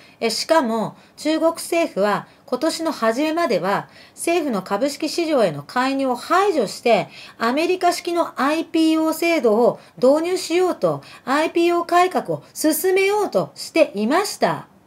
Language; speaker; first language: Japanese; early bilingual, other home language; Arabic